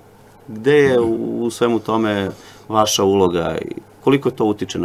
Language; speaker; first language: Serbian; native; Serbian